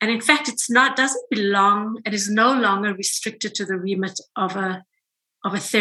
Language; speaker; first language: English; native; English